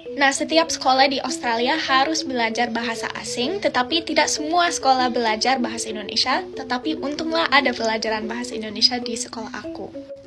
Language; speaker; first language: Indonesian; non-native, fluent; English